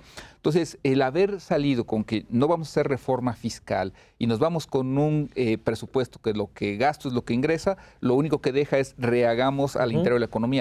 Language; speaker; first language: Spanish; native; Spanish